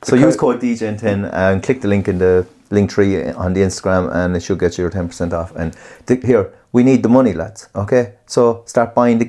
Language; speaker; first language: English; native; English